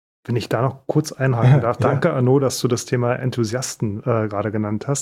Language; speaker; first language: German; native; German